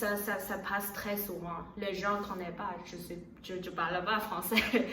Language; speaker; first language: French; non-native, learner; Chinese